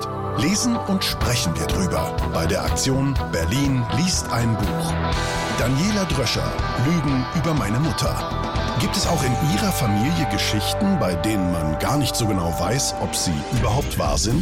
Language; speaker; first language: German; native; German